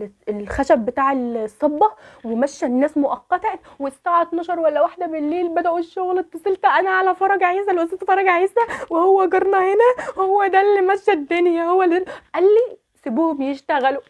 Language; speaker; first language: Arabic; native; Arabic